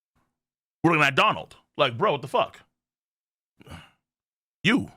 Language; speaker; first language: English; native; English